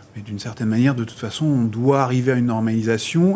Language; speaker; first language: French; native; French